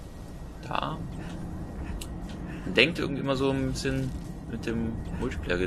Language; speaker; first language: German; native; German